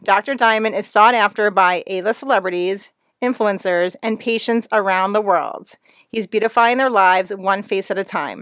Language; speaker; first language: English; native; English